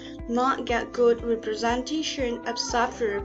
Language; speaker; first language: English; non-native, learner; Indonesian